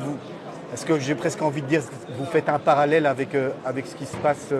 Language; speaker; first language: French; native; French